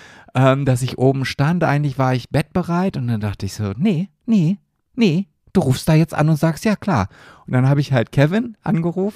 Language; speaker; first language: German; native; German